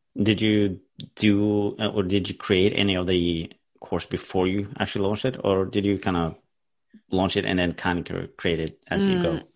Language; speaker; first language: English; non-native, fluent; Norwegian